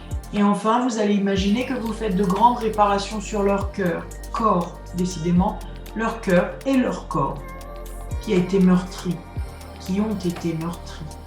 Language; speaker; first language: French; native; French